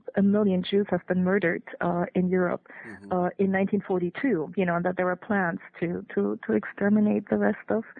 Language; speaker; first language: English; non-native, fluent; German